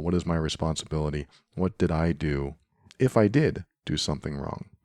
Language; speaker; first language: English; native; English